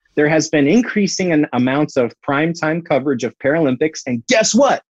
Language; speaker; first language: English; native; English